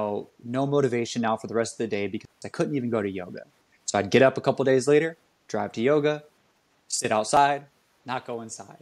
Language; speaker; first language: English; native; English